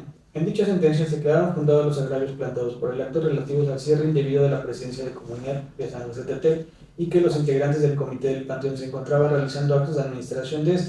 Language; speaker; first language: Spanish; native; Spanish